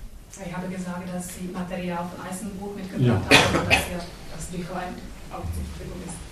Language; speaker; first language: German; non-native, fluent; Czech